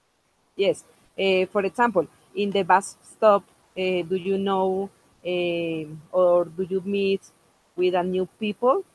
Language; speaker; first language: English; non-native, local second language; Spanish